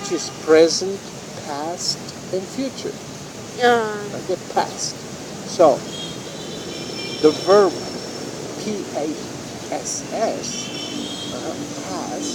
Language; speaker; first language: English; non-native, fluent; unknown